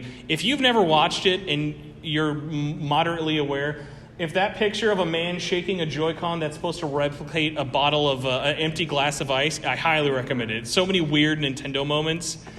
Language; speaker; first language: English; native; English